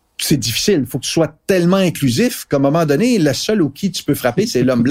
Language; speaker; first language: French; native; French